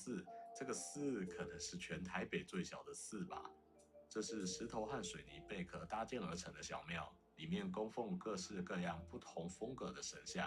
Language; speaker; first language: Chinese; native; Chinese